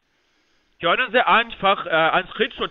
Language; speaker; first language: German; non-native, fluent; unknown